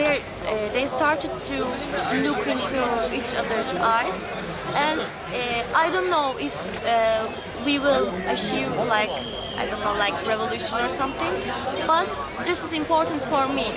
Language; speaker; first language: English; non-native, learner; Turkish